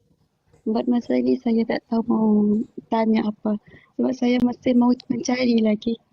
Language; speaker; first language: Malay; non-native, local second language; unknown